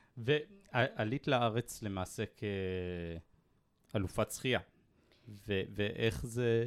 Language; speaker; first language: Hebrew; native; Hebrew